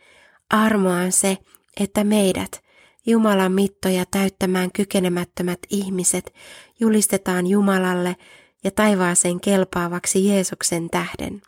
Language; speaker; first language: Finnish; native; Finnish